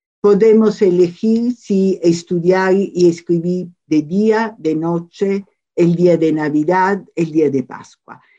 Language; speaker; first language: Spanish; non-native, fluent; Italian